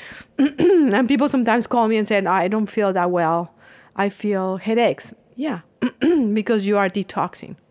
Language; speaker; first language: English; non-native, fluent; Spanish